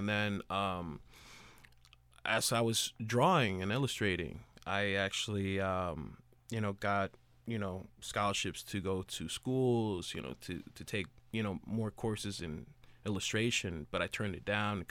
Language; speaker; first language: English; native; English